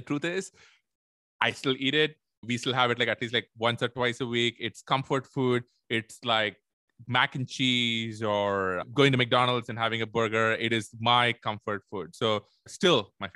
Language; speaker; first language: English; non-native, local second language; Tamil